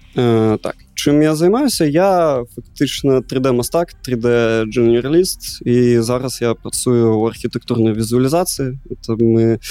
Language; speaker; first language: Belarusian; non-native, local second language; Russian